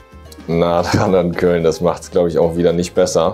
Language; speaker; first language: German; native; German